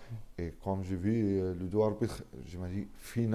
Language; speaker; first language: French; non-native, learner; Arabic